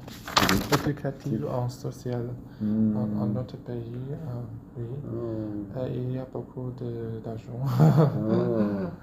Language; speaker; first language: French; non-native, learner; Chinese